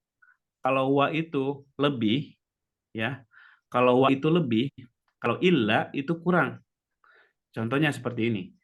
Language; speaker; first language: Indonesian; native; Indonesian